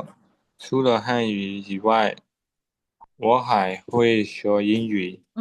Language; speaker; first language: Chinese; non-native, learner; Burmese